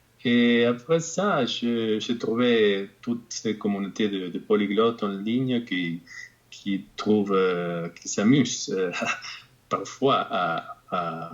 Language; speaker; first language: French; non-native, fluent; Spanish